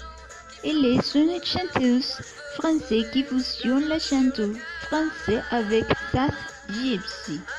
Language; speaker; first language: French; non-native, learner; Spanish